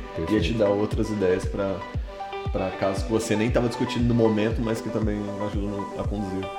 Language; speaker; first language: Portuguese; native; Portuguese